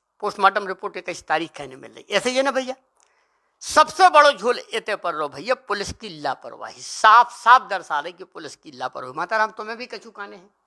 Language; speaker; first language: Hindi; native; Hindi